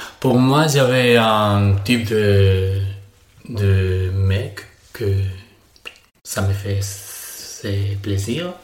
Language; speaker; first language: French; non-native, learner; Spanish